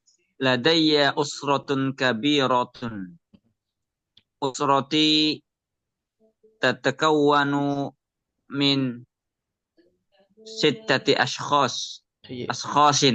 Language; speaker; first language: Arabic; non-native, learner; Indonesian